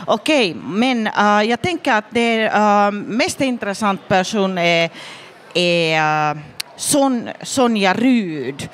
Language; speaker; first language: Swedish; non-native, fluent; Finnish